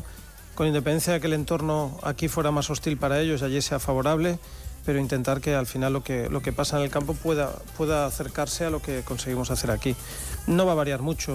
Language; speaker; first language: Spanish; native; Spanish